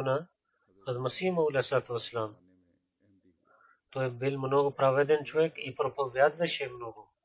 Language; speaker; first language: Bulgarian; non-native, learner; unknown